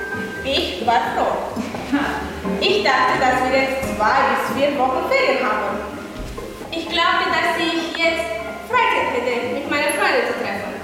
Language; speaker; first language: German; non-native, local second language; Romanian